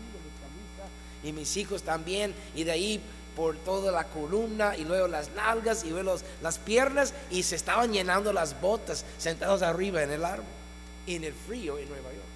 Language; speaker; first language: Spanish; non-native, fluent; English